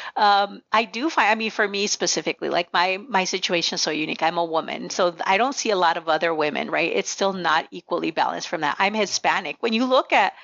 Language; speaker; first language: English; early bilingual, other home language; Spanish